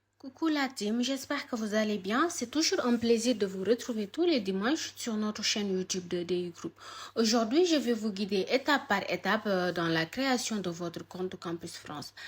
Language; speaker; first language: French; non-native, local second language; Wolof